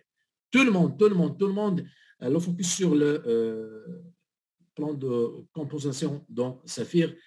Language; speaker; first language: French; non-native, learner; Arabic